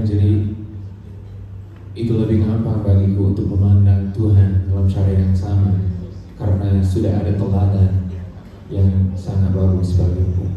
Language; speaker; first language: Indonesian; non-native, fluent; English